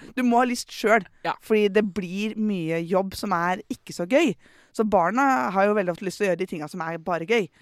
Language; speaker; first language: Norwegian; native; Norwegian